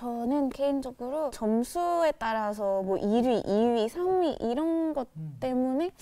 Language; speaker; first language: Korean; non-native, fluent; Spanish